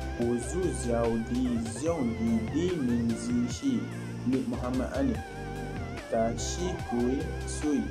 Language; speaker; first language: Chinese; non-native, learner; Malay